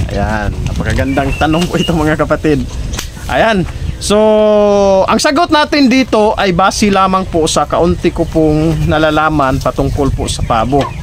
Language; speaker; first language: Filipino; non-native, local second language; Cebuano